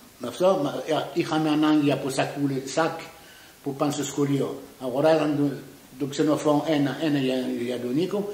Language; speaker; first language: Greek; early bilingual, heritage; Greek